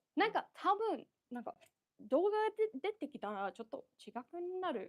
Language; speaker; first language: Japanese; non-native, learner; English